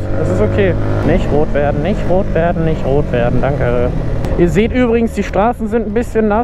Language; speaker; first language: German; native; German